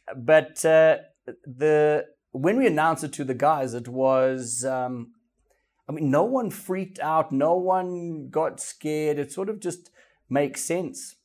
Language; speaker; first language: English; native; English